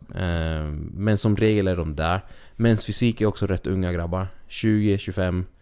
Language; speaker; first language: Swedish; early bilingual, other home language; Spanish